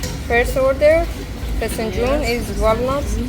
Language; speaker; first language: English; non-native, learner; Persian